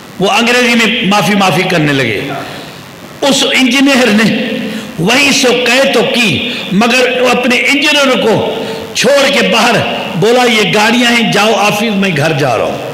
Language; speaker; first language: Urdu; non-native, local second language; Sindhi